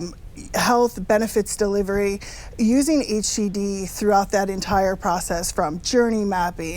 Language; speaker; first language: English; native; English